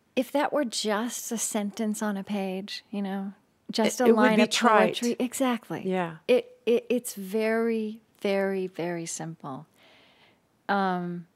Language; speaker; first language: English; native; English